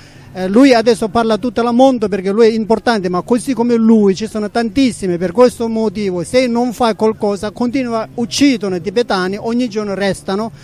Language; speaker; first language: Italian; non-native, learner; Tibetan